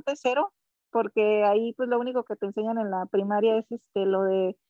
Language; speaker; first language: Spanish; native; Spanish